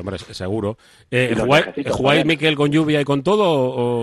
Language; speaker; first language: Spanish; native; Spanish